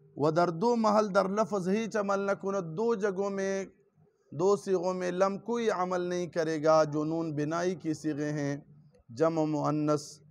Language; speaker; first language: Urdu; non-native, local second language; Pashto